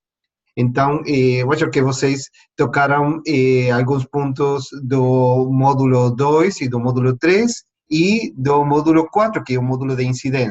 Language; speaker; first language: Portuguese; non-native, fluent; Spanish